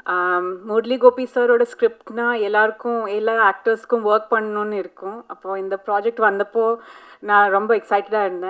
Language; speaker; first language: Tamil; non-native, fluent; Malayalam